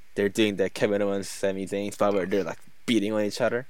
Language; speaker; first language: English; non-native, fluent; Korean